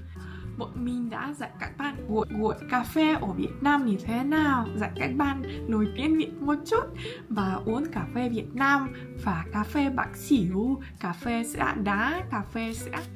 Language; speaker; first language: Vietnamese; non-native, fluent; Russian